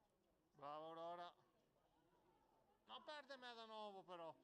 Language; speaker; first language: Italian; native; Italian